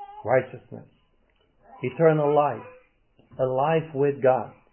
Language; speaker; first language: English; non-native, fluent; Dutch